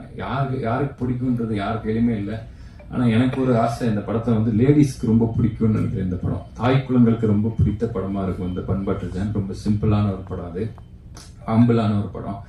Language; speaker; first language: Tamil; native; Tamil